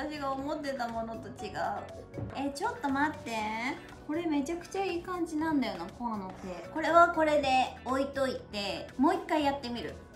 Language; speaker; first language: Japanese; native; Japanese